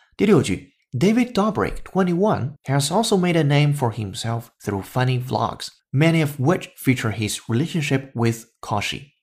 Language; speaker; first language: English; non-native, fluent; Chinese